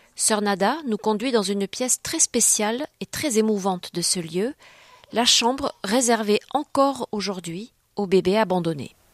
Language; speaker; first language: French; native; French